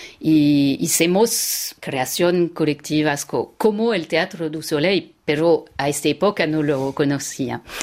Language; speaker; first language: Spanish; non-native, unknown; French